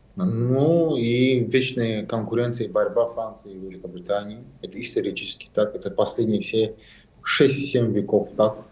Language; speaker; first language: Russian; non-native, local second language; Azerbaijani